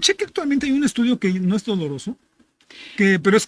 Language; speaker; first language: Spanish; native; Spanish